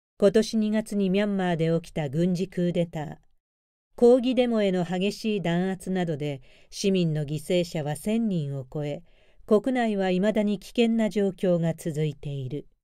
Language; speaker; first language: Japanese; native; Japanese